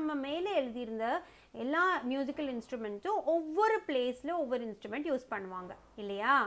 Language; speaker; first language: Tamil; native; Tamil